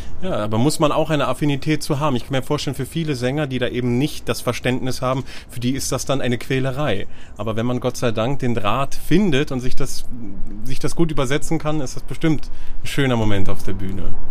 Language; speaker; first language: German; native; German